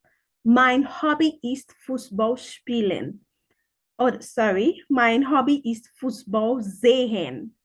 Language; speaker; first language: German; non-native, learner; Yoruba